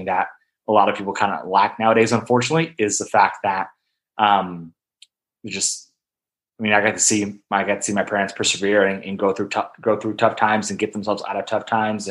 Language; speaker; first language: English; native; English